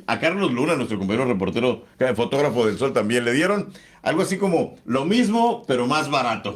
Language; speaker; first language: Spanish; native; Spanish